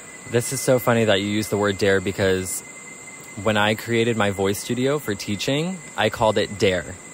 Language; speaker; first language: English; native; English